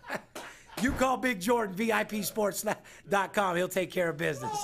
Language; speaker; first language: English; native; English